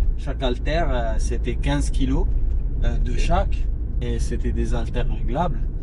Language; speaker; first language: French; non-native, local second language; Arabic